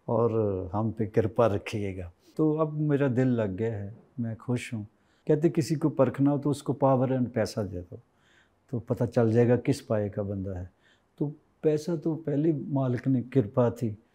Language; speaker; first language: Hindi; native; Hindi